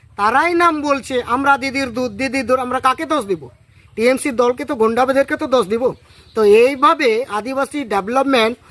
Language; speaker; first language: Bangla; non-native, local second language; Santali